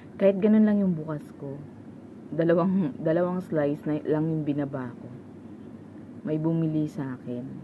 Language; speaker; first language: Filipino; non-native, local second language; Cebuano